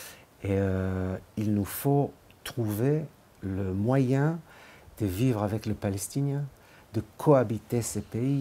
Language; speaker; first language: French; non-native, fluent; Hebrew